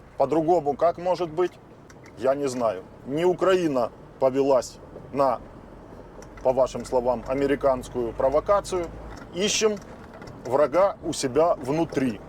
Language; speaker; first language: Russian; non-native, local second language; Ukrainian